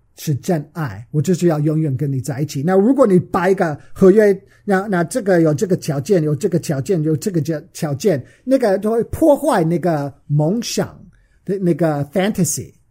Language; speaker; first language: Chinese; non-native, fluent; English